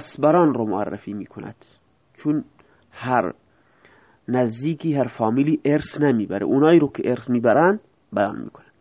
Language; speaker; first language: Persian; non-native, local second language; Baluchi